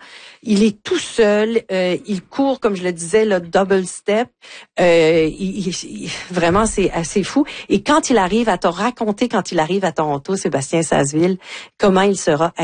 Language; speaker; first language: French; native; French